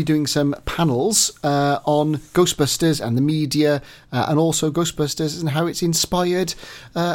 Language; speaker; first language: English; native; English